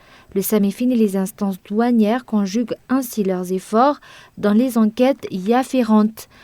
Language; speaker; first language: French; non-native, local second language; Malagasy